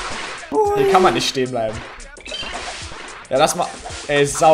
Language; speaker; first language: German; native; German